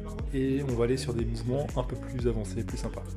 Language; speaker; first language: French; native; French